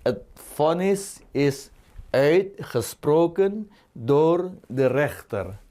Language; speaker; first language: Dutch; non-native, fluent; Indonesian